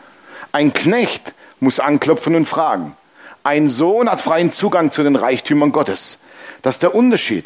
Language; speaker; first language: German; native; German